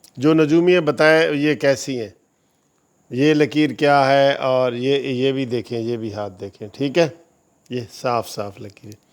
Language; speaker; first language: Urdu; non-native, local second language; Punjabi